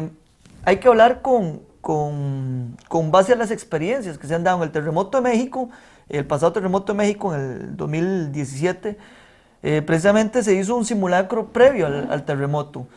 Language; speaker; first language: Spanish; native; Spanish